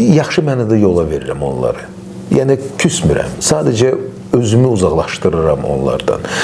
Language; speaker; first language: Azerbaijani; non-native, local second language; Russian